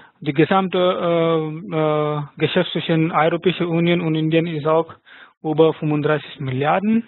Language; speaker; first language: German; non-native, fluent; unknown